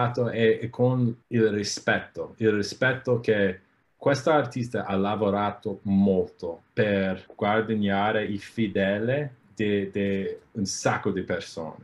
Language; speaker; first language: Italian; non-native, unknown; English